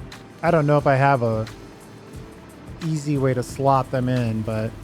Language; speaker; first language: English; native; English